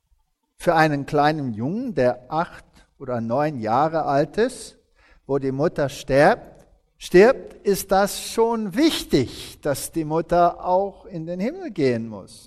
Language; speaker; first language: German; early bilingual, heritage; German